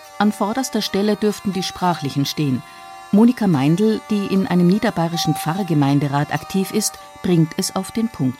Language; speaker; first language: German; native; German